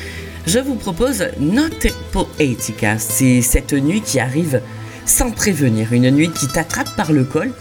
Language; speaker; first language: French; native; French